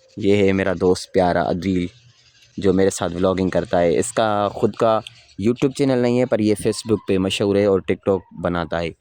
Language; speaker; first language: Urdu; non-native, local second language; Sindhi